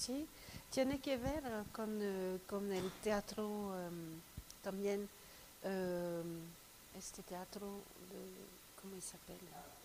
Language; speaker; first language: Spanish; non-native, fluent; French